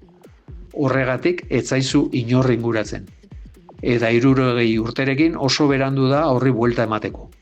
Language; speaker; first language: Basque; native; Basque